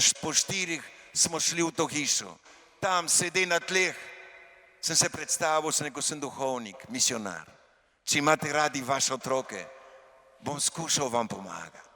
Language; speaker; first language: Slovenian; early bilingual, heritage; Slovenian